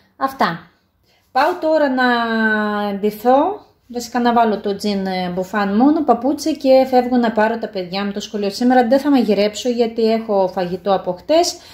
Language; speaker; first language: Greek; native; Greek